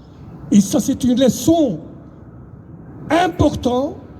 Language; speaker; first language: French; non-native, local second language; Dutch